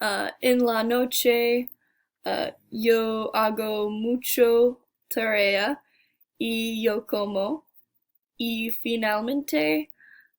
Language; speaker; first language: Spanish; non-native, learner; English